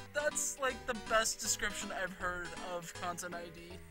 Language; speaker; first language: English; native; English